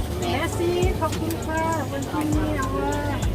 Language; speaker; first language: French; non-native, learner; Thai